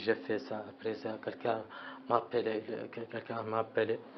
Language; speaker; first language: French; non-native, learner; Arabic